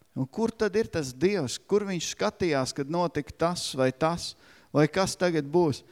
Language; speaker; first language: Latvian; native; Latvian